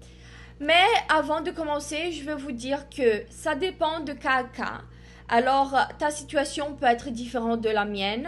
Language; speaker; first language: French; non-native, fluent; Portuguese